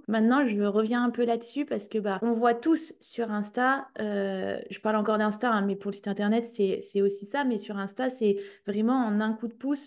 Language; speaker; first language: French; native; French